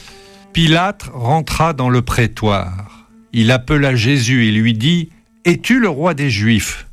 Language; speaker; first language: French; native; French